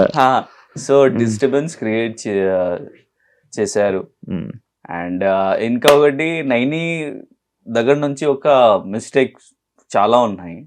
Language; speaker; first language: Telugu; non-native, local second language; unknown